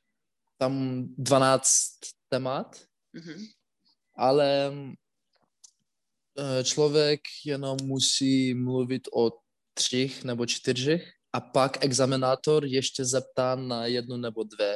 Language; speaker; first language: Czech; non-native, learner; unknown